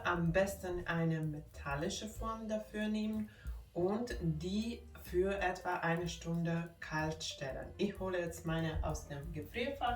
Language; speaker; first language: German; non-native, fluent; Finnish